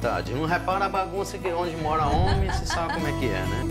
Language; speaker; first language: Portuguese; native; Portuguese